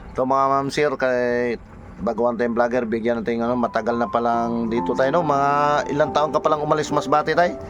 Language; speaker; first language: Filipino; non-native, local second language; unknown